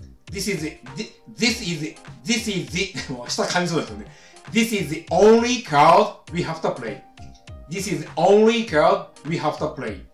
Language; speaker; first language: English; non-native, learner; Japanese